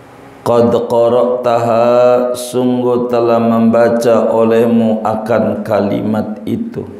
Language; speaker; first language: Indonesian; native; Indonesian